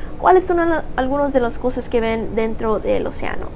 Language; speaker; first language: Spanish; early bilingual, heritage; Spanish